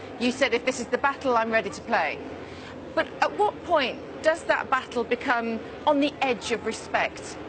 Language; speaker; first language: English; native; English